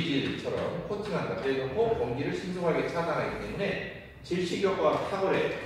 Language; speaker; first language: Korean; native; Korean